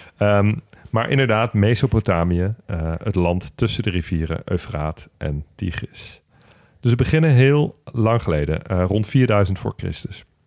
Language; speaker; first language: Dutch; native; Dutch